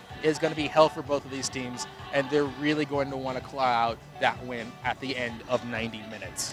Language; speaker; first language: English; early bilingual, other home language; Spanish